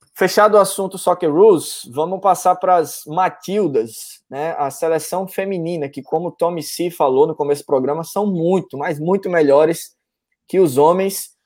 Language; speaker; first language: Portuguese; native; Portuguese